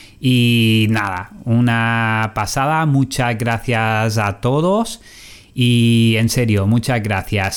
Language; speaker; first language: Spanish; native; Spanish